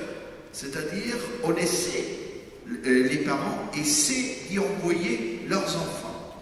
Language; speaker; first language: French; non-native, fluent; German